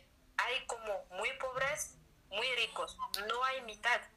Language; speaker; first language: Spanish; non-native, learner; French